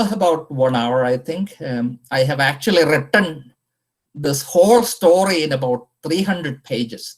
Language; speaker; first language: English; non-native, local second language; Malayalam